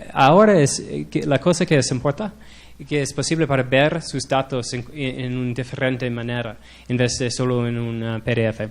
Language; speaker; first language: Spanish; non-native, learner; English